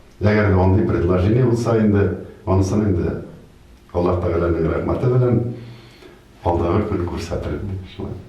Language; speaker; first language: Tatar; native; Tatar